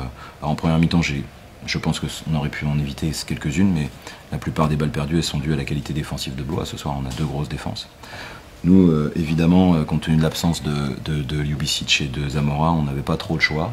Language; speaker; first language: French; native; French